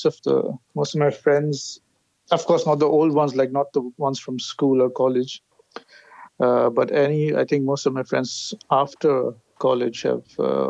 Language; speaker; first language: English; non-native, local second language; Bangla